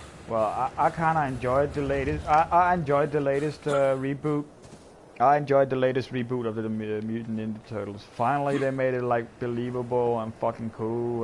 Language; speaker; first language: English; non-native, fluent; Danish